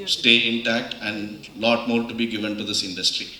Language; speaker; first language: English; non-native, local second language; Tamil